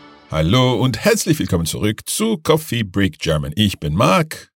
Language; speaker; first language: German; non-native, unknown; English